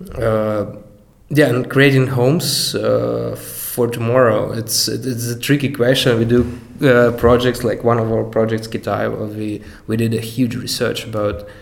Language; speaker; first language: English; non-native, fluent; Ukrainian